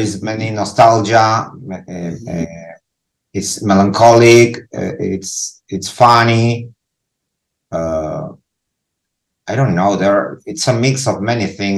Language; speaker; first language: English; non-native, learner; Spanish